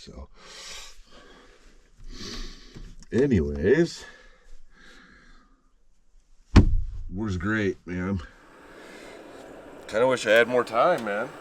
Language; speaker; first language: English; native; English